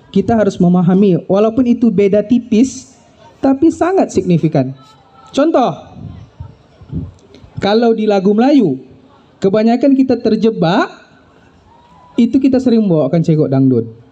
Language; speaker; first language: Indonesian; native; Indonesian